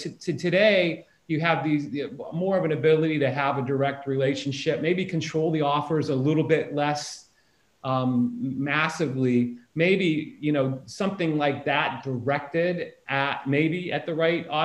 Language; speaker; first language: English; native; English